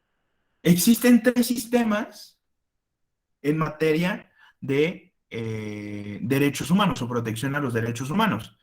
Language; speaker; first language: Spanish; native; Spanish